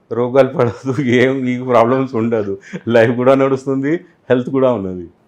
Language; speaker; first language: Telugu; non-native, local second language; Urdu